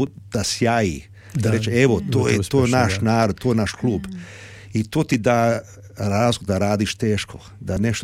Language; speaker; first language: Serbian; early bilingual, heritage; Serbian